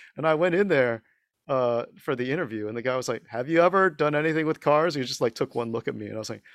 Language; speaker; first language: English; early bilingual, other home language; Chinese